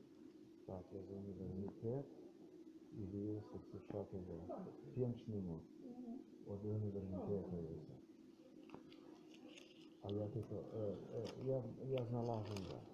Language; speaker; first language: Polish; non-native, learner; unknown